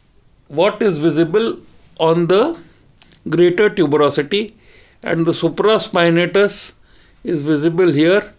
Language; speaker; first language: English; non-native, local second language; Hindi